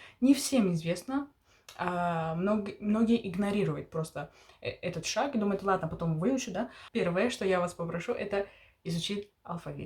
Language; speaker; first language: Russian; early bilingual, heritage; Russian